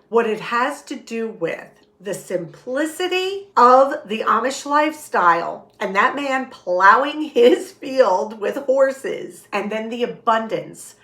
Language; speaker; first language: English; native; English